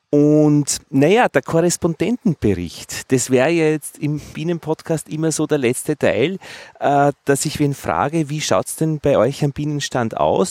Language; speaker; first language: German; native; German